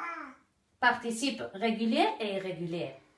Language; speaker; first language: French; non-native, fluent; Basque